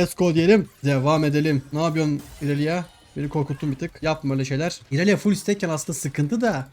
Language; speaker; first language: Turkish; native; Turkish